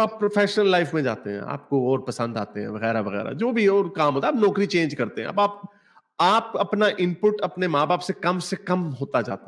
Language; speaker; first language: Hindi; native; Hindi